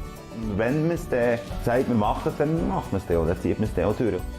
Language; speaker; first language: German; native; German